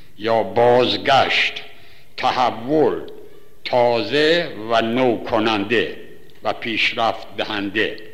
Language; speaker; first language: Persian; native; Persian